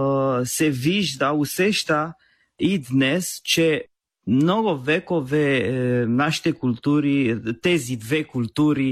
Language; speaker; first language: Bulgarian; non-native, fluent; Romanian